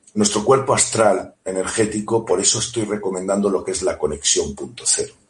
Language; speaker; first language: Spanish; native; Spanish